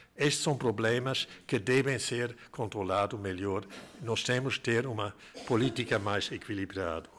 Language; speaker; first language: Portuguese; non-native, fluent; German